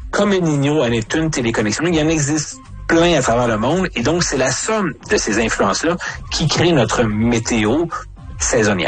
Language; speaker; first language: French; native; French